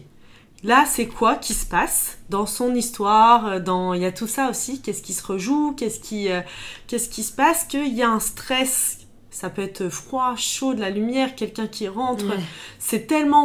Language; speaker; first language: French; native; French